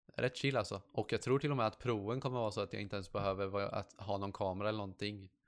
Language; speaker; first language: Swedish; native; Swedish